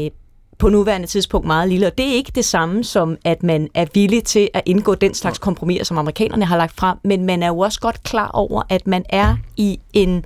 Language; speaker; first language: Danish; native; Danish